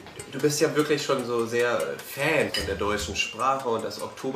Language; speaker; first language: German; native; German